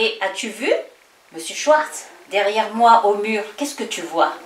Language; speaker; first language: French; native; French